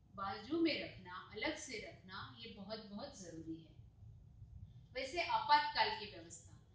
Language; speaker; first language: Hindi; non-native, local second language; Marathi